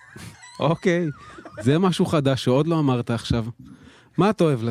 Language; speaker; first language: Hebrew; native; Hebrew